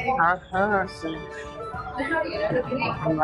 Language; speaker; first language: Spanish; non-native, learner; Portuguese